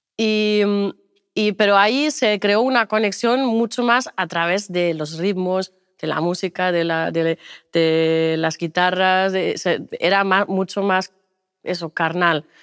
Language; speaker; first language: Spanish; non-native, fluent; German